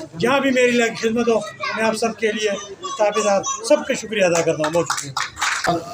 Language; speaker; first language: Urdu; non-native, local second language; Pashto